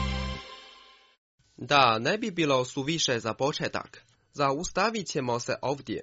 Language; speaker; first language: Croatian; non-native, fluent; Chinese